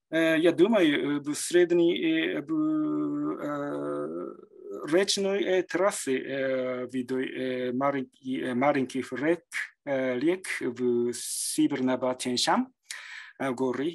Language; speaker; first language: Russian; non-native, learner; Japanese